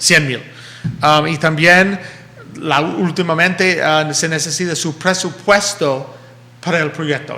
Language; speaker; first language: Spanish; early bilingual, heritage; English